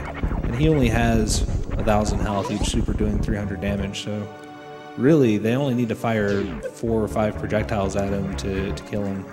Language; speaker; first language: English; native; English